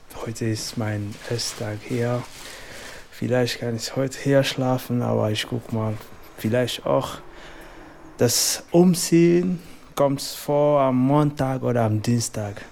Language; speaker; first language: German; non-native, learner; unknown